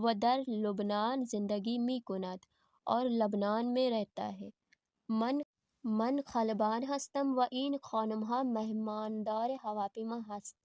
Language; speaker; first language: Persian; non-native, fluent; Urdu